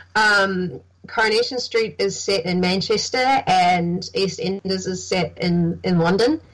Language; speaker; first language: English; native; English